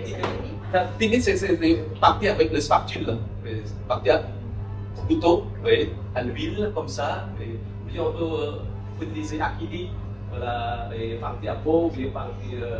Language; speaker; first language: French; non-native, local second language; Khmer